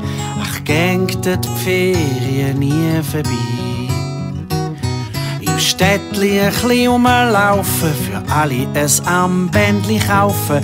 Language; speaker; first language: German; native; German